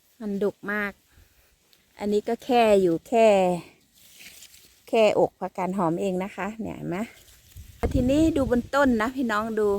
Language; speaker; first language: Thai; native; Thai